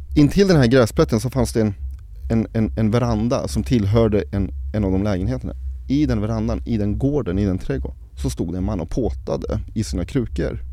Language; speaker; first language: Swedish; early bilingual, other home language; Arabic